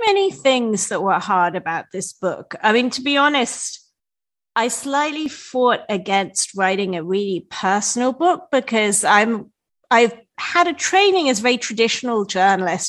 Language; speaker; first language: English; native; English